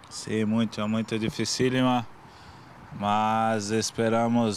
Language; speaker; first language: Italian; non-native, learner; Portuguese